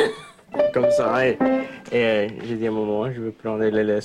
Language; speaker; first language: French; non-native, local second language; English